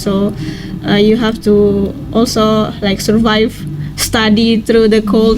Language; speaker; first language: English; non-native, learner; Indonesian